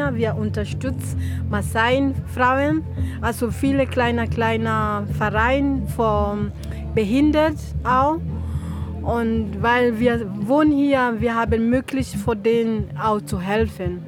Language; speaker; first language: German; non-native, learner; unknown